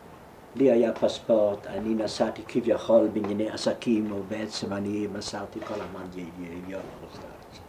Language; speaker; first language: Hebrew; non-native, fluent; German